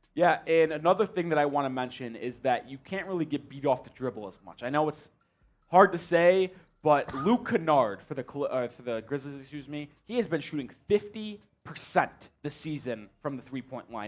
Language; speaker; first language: English; native; English